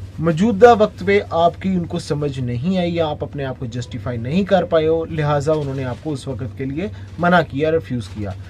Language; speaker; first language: Urdu; native; Urdu